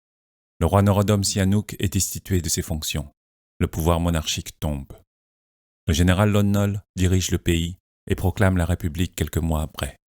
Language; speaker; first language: French; native; French